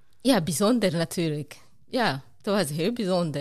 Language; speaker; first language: Dutch; non-native, fluent; Rundi